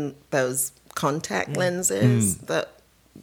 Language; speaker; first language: English; native; English